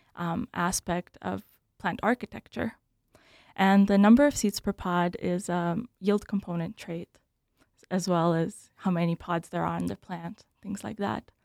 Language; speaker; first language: English; native; English